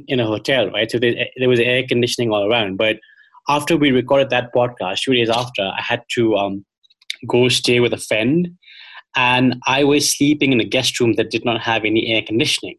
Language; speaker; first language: English; non-native, local second language; Khasi